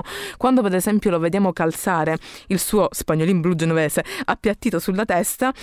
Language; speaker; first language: Italian; native; Italian